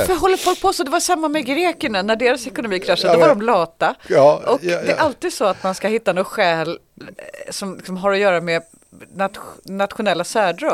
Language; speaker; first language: Swedish; native; Swedish